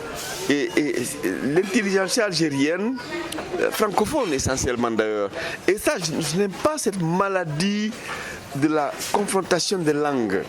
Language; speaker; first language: French; non-native, local second language; Fula